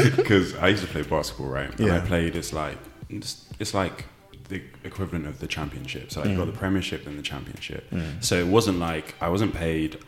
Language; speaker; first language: English; early bilingual, other home language; Yoruba